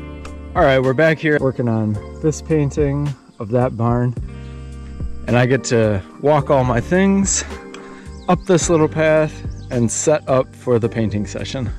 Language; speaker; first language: English; native; English